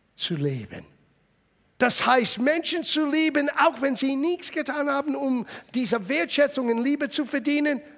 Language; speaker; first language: German; non-native, fluent; English